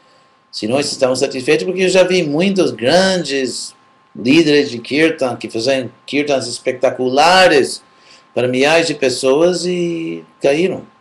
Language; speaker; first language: Portuguese; non-native, fluent; English